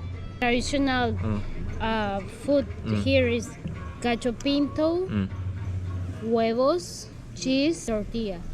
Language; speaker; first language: English; non-native, learner; Spanish